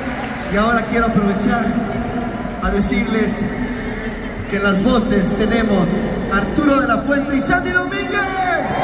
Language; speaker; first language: Spanish; native; Spanish